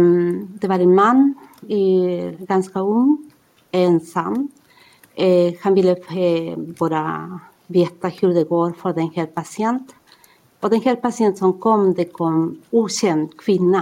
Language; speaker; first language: Swedish; non-native, fluent; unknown